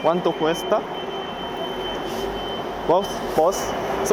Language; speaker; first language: Spanish; non-native, learner; Korean